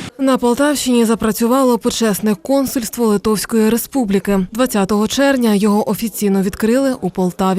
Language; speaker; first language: Ukrainian; native; Ukrainian